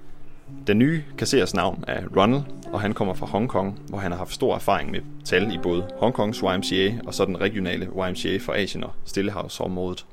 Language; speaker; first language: Danish; native; Danish